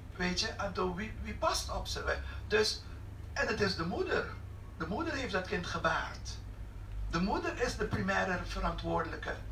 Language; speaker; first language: Dutch; non-native, local second language; Papiamento